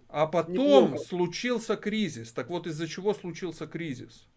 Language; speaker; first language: Russian; native; Russian